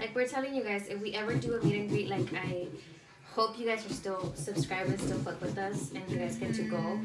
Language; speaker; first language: English; early bilingual, other home language; Spanish